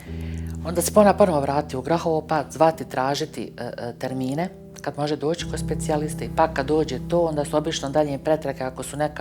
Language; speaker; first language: Bosnian; native; Bosnian